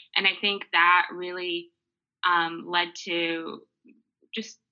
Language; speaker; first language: English; early bilingual, other home language; Mongolian